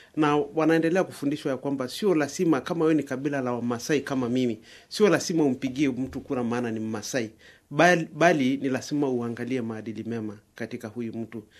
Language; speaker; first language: Swahili; non-native, local second language; Masai